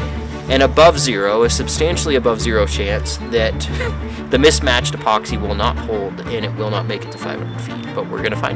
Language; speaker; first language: English; native; English